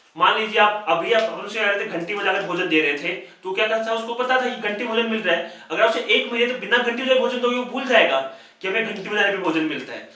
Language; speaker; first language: Hindi; native; Hindi